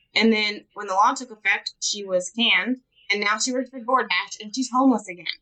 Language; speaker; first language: English; native; English